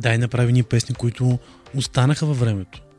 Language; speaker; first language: Bulgarian; native; Bulgarian